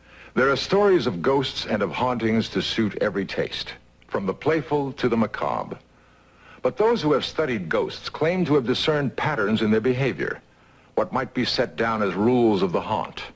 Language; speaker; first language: English; native; English